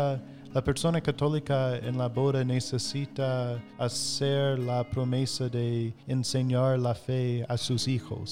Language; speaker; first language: Spanish; non-native, fluent; English